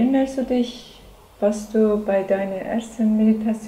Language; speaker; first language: German; non-native, learner; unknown